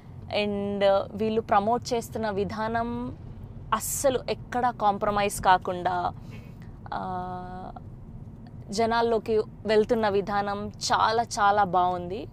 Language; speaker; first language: Telugu; native; Telugu